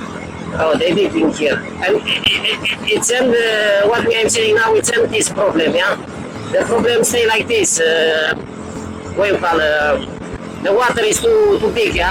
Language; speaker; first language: English; non-native, learner; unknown